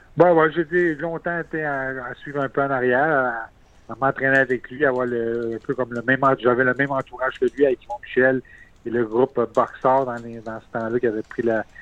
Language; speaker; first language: French; native; French